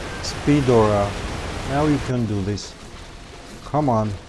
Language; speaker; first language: English; non-native, fluent; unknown